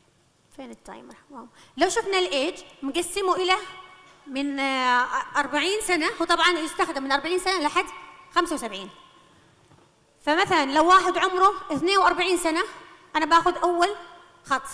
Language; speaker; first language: Arabic; native; Arabic